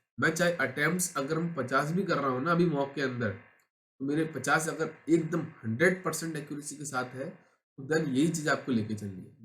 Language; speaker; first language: Hindi; native; Hindi